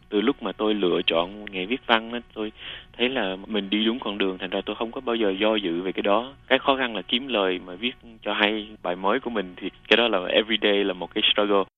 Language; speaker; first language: Vietnamese; native; Vietnamese